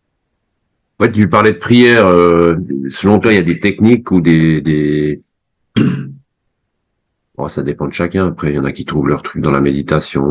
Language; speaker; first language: French; native; French